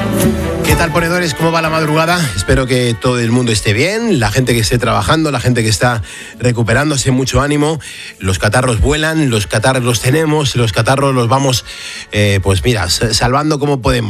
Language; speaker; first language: Spanish; native; Spanish